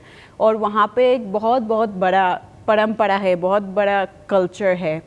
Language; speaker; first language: Hindi; non-native, fluent; Spanish